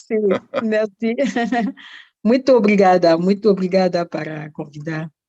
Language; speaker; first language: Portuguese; non-native, learner; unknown